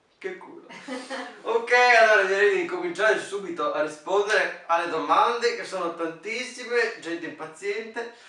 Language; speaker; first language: Italian; native; Italian